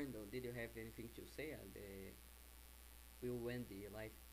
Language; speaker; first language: English; non-native, learner; Portuguese